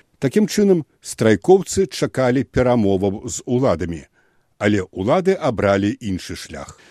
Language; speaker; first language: Belarusian; native; Belarusian